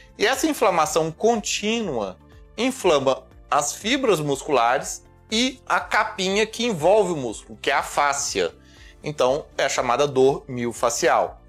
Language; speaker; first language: Portuguese; native; Portuguese